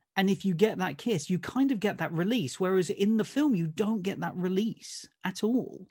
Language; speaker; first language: English; native; English